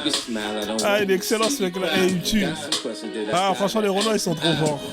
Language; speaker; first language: French; native; French